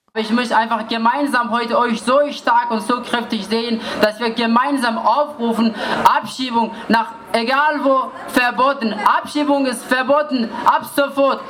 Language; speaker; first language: German; non-native, fluent; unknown